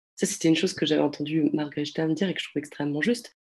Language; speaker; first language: French; native; French